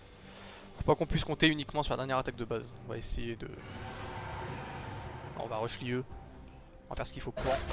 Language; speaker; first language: French; native; French